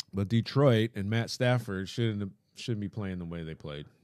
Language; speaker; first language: English; native; English